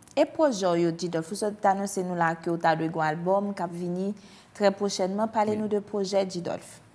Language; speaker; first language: French; non-native, local second language; Haitian Creole